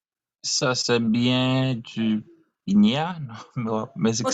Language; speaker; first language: French; non-native, learner; Haitian Creole